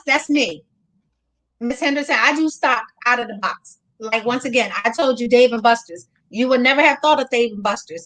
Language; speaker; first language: English; native; English